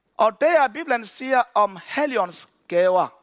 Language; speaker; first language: Danish; non-native, learner; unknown